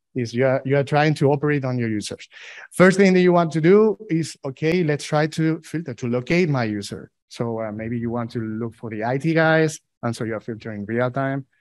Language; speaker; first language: English; non-native, fluent; Spanish